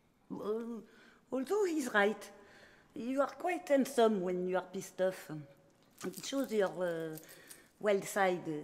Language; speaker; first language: English; non-native, fluent; French